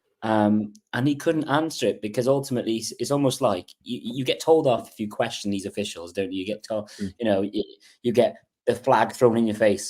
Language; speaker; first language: English; native; English